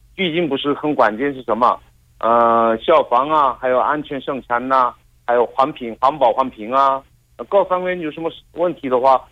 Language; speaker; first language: Chinese; non-native, fluent; Korean